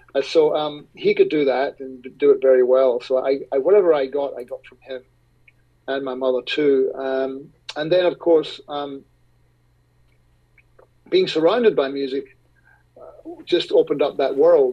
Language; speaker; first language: English; native; English